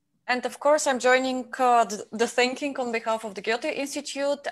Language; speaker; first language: English; non-native, fluent; Bulgarian